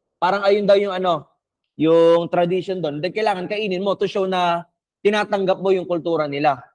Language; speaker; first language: Filipino; non-native, local second language; Bikol